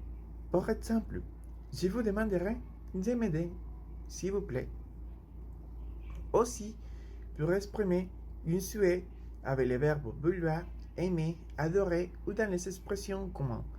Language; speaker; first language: French; non-native, learner; Spanish